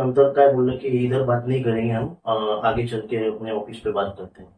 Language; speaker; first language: Hindi; non-native, local second language; Marathi